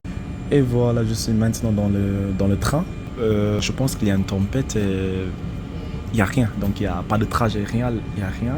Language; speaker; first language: French; non-native, fluent; English